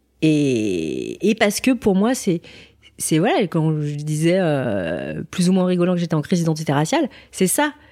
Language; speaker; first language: French; native; French